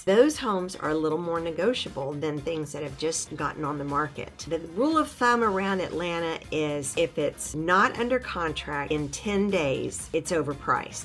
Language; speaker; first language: English; native; English